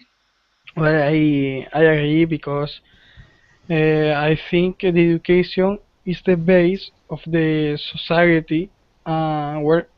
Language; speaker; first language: English; non-native, learner; Spanish